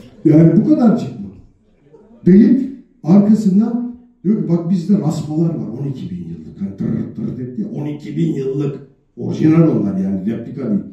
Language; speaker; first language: Turkish; native; Turkish